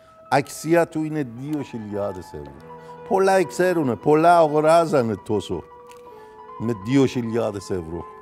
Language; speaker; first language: Greek; non-native, fluent; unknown